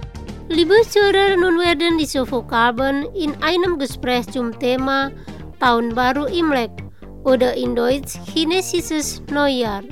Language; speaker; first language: German; non-native, learner; Indonesian